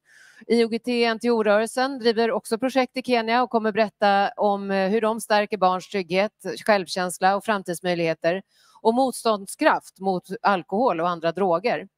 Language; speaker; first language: Swedish; native; Swedish